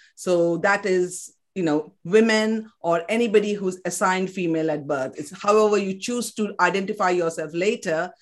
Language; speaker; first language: English; non-native, local second language; Kannada